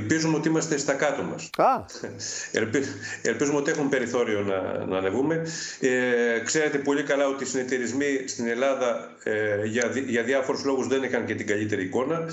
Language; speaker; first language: Greek; native; Greek